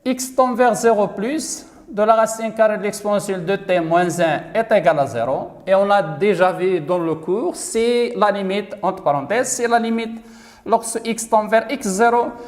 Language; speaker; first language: French; non-native, local second language; Arabic